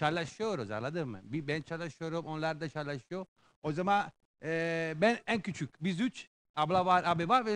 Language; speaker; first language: Turkish; non-native, learner; Italian